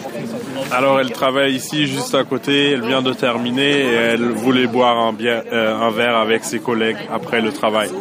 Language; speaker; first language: French; non-native, fluent; German